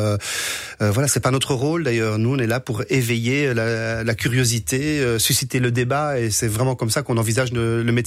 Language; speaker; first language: French; native; French